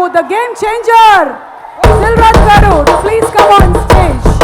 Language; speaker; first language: Telugu; native; Telugu